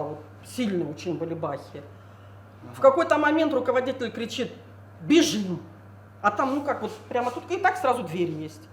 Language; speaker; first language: Russian; native; Russian